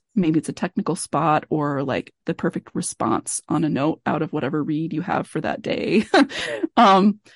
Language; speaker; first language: English; native; English